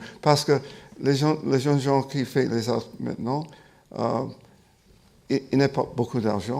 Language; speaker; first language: French; non-native, fluent; English